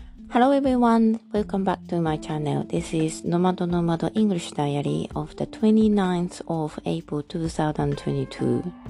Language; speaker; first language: English; non-native, fluent; Japanese